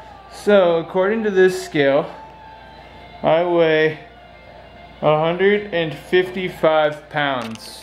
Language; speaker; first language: English; native; English